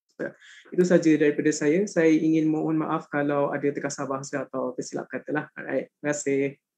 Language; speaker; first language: Malay; native; Malay